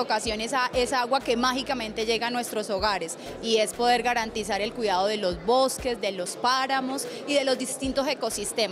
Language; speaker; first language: Spanish; native; Spanish